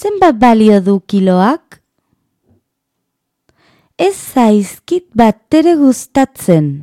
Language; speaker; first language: Basque; non-native, learner; Spanish